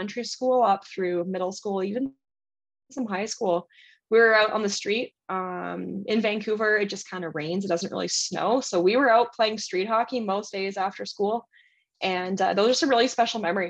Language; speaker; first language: English; native; English